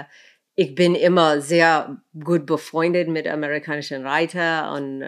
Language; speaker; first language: German; non-native, fluent; English